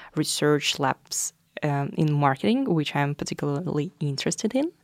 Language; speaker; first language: English; non-native, fluent; Russian